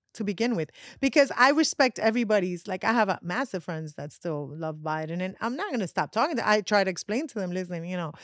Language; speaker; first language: English; non-native, fluent; Spanish